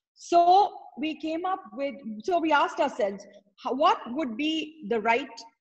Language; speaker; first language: English; non-native, local second language; Tamil